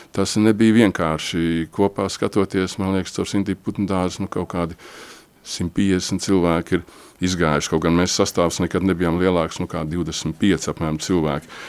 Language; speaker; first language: Latvian; native; Latvian